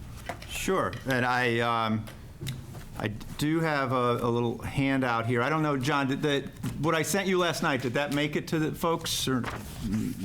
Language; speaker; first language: English; native; English